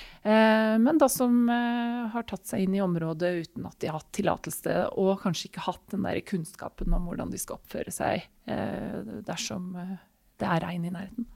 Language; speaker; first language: Norwegian; native; Norwegian